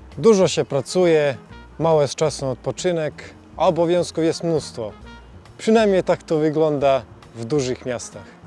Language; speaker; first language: Polish; non-native, fluent; Serbian